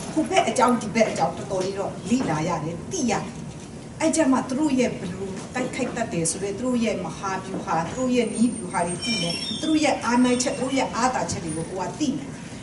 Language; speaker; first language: Burmese; non-native, local second language; Kachin